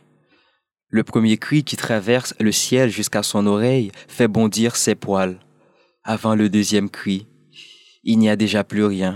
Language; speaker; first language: French; non-native, local second language; Haitian Creole